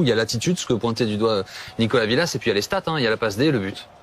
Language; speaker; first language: French; native; French